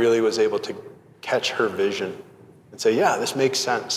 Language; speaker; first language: English; native; English